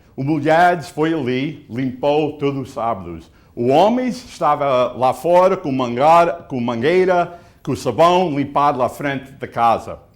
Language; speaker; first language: Portuguese; early bilingual, heritage; Portuguese